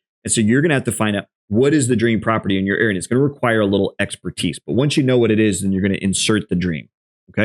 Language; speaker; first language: English; native; English